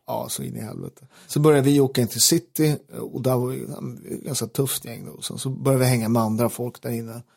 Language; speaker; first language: Swedish; native; Swedish